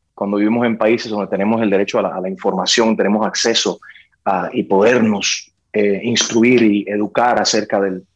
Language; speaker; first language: Spanish; early bilingual, heritage; Spanish